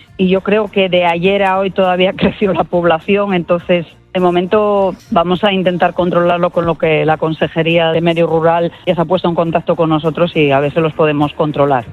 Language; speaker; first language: Spanish; native; Spanish